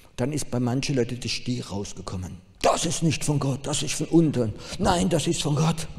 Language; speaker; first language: German; non-native, fluent; French